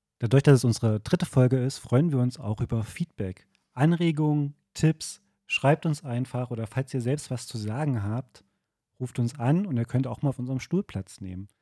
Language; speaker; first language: German; native; German